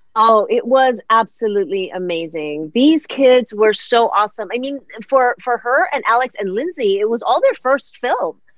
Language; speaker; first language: English; early bilingual, other home language; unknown